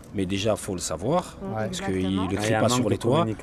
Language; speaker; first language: French; native; French